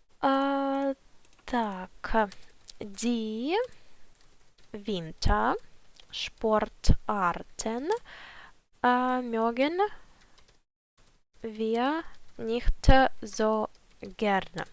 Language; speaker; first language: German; non-native, fluent; Ukrainian